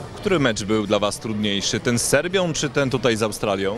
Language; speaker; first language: Polish; native; Polish